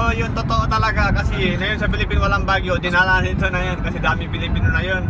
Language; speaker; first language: Filipino; non-native, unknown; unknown